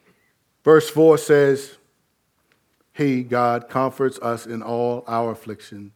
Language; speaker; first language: English; native; English